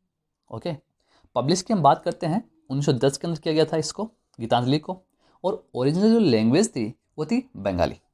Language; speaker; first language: Hindi; native; Hindi